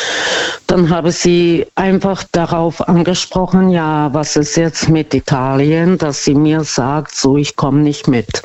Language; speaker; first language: German; non-native, fluent; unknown